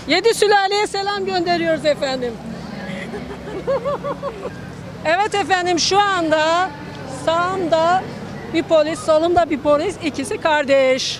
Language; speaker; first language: Turkish; native; Turkish